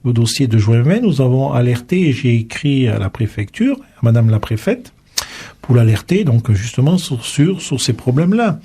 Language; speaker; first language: French; native; French